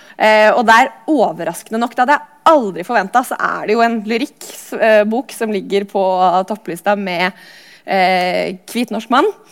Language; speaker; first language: Norwegian; native; Norwegian